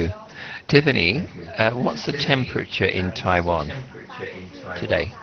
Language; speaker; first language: English; non-native, fluent; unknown